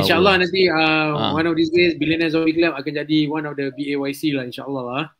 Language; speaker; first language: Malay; native; Malay